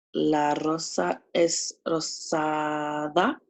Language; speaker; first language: Spanish; non-native, learner; English